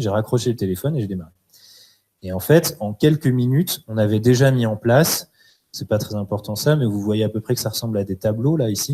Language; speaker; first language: French; native; French